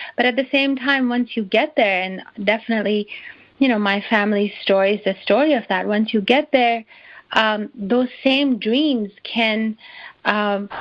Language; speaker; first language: English; non-native, local second language; Urdu